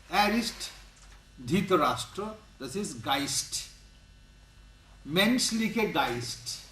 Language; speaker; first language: German; non-native, learner; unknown